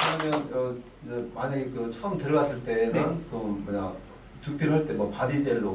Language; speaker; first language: Korean; native; Korean